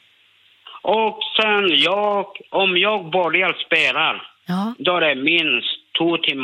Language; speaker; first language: Swedish; non-native, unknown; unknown